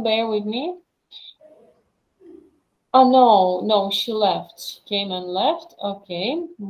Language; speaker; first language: English; non-native, fluent; Russian